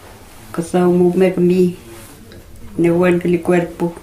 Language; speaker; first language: Spanish; non-native, local second language; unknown